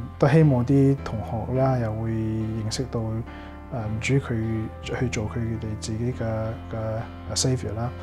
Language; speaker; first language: Chinese; early bilingual, heritage; Cantonese